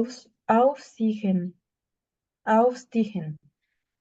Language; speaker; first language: German; non-native, learner; Spanish